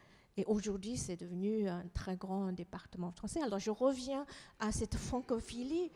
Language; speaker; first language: French; non-native, fluent; Chinese